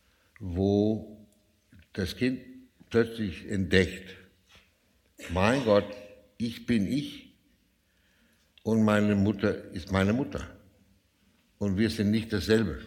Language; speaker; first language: German; non-native, fluent; Danish